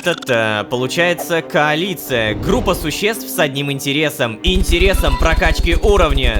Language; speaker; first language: Russian; native; Russian